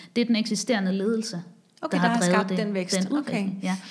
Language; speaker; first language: Danish; native; Danish